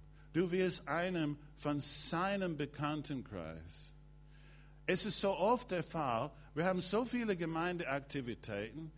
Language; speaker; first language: German; non-native, fluent; English